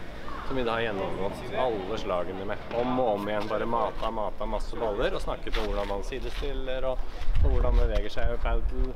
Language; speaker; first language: Norwegian; native; Norwegian